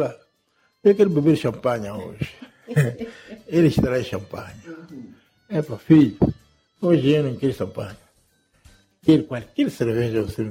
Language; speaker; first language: Portuguese; non-native, local second language; Yao